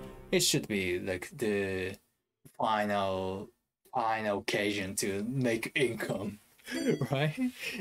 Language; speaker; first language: English; non-native, fluent; Japanese